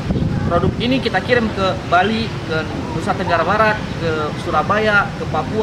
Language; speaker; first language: Indonesian; native; Indonesian